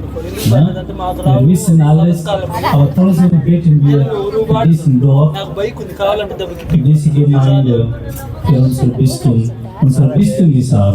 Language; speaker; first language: German; non-native, fluent; Telugu